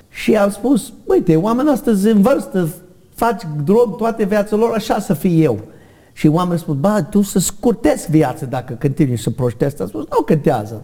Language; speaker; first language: Romanian; non-native, learner; English